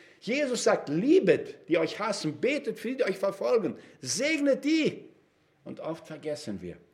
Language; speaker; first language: German; non-native, fluent; Portuguese